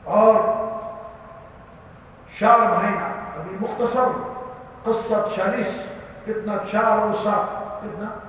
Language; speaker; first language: Urdu; non-native, learner; Arabic